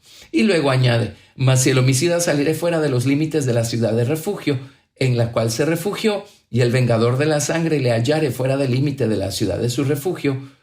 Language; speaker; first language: Spanish; native; Spanish